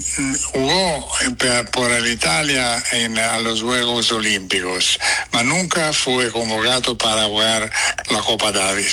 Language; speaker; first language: Spanish; non-native, fluent; Italian